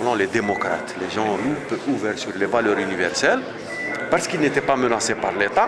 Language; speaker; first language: French; non-native, local second language; Arabic